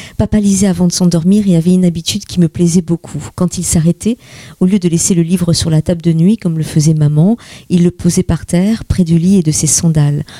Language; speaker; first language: French; native; French